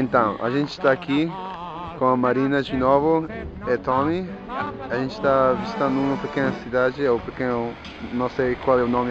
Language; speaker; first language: Portuguese; non-native, learner; English